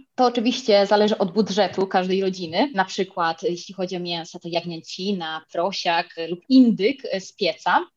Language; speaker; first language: Polish; early bilingual, heritage; Spanish